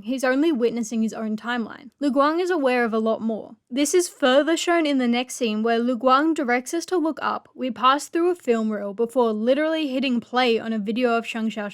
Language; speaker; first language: English; native; English